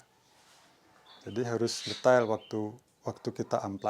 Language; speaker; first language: Indonesian; non-native, local second language; Balinese